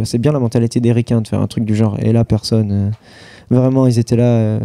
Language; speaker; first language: French; native; French